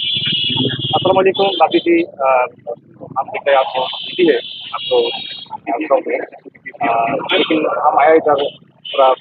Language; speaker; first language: Hindi; non-native, learner; Bangla